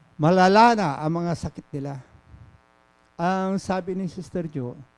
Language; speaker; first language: Filipino; non-native, local second language; Pangasinan